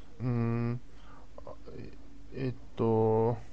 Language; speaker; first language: Japanese; non-native, learner; Chinese